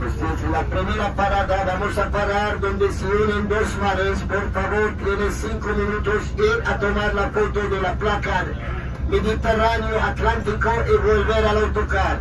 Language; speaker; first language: Spanish; non-native, fluent; Arabic